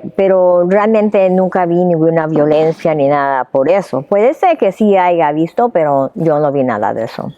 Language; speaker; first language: Spanish; early bilingual, heritage; Spanish